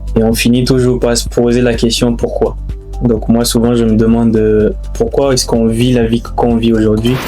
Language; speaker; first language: French; non-native, local second language; Fula